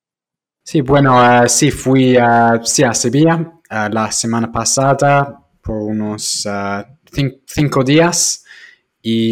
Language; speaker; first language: Spanish; non-native, fluent; English